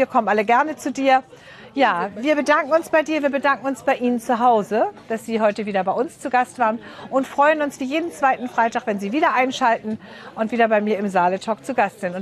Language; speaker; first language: German; native; German